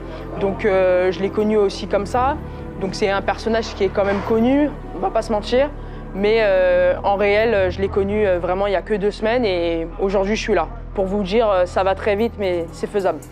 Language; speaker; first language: French; native; French